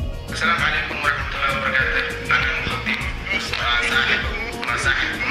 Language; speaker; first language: Arabic; non-native, learner; Somali